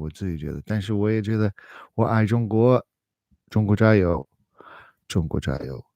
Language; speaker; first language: Chinese; non-native, fluent; English